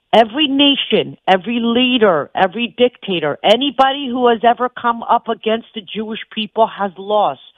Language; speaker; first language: English; native; English